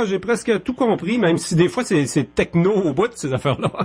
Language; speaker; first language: French; native; French